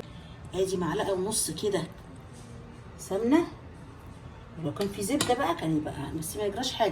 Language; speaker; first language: Arabic; native; Arabic